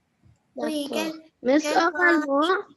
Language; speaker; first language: French; non-native, learner; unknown